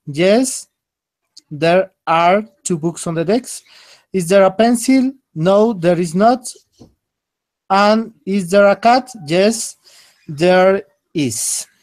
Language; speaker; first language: English; non-native, learner; Spanish